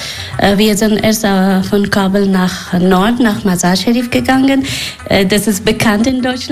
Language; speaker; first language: German; non-native, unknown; Persian